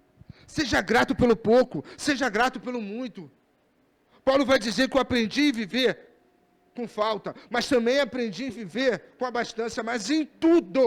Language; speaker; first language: Portuguese; native; Portuguese